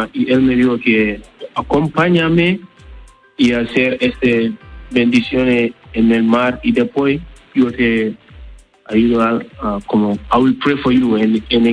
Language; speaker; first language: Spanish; non-native, learner; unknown